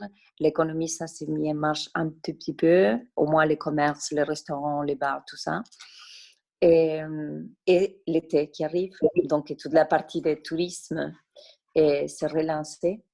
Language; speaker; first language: French; non-native, fluent; Spanish